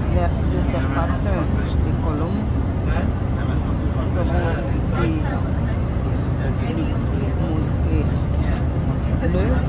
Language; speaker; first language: French; non-native, local second language; Lingala